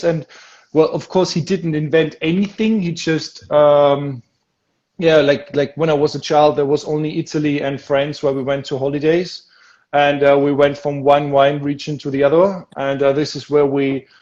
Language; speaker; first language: English; non-native, fluent; German